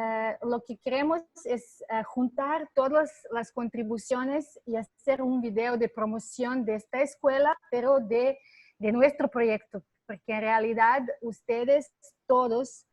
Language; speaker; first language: Spanish; non-native, fluent; Serbian